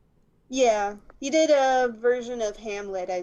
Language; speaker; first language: English; native; English